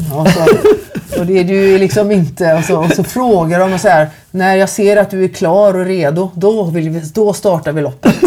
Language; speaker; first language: Swedish; native; Swedish